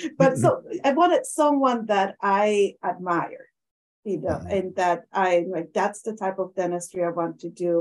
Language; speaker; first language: English; non-native, fluent; Spanish